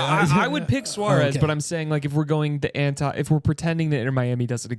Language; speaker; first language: English; native; English